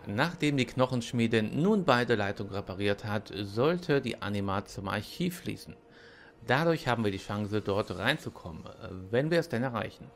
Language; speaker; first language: German; native; German